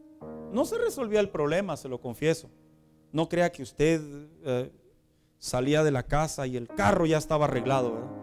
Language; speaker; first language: Spanish; native; Spanish